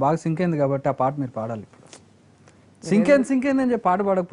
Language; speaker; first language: Telugu; native; Telugu